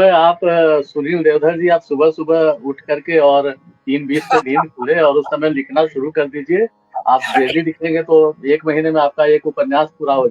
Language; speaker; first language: Hindi; native; Hindi